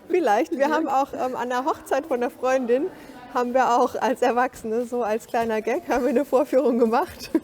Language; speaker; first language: German; native; German